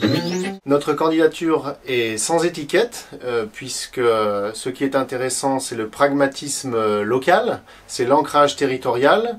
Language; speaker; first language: French; native; French